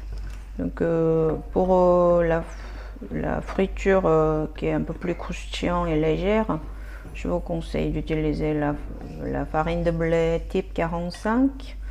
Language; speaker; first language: French; non-native, learner; Korean